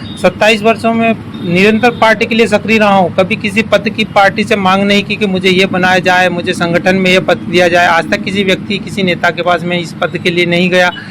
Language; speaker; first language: Hindi; native; Hindi